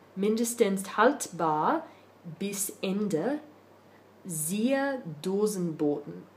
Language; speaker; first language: German; non-native, learner; English